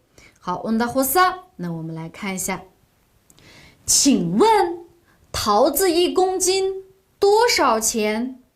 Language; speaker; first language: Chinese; non-native, local second language; Uyghur